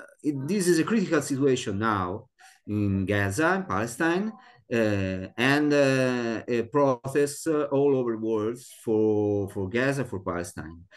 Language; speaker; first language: English; non-native, learner; Italian